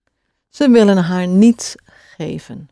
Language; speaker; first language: Dutch; non-native, fluent; English